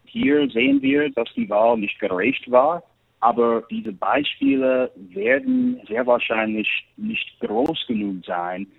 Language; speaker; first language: German; non-native, fluent; English